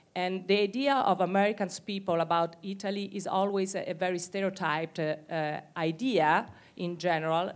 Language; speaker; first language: English; non-native, fluent; Italian